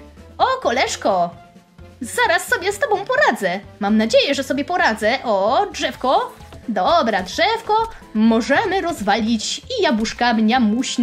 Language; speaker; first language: Polish; native; Polish